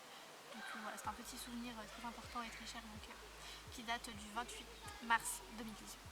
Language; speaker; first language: French; native; French